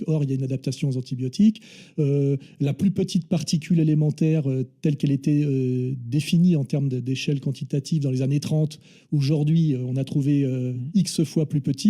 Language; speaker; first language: French; native; French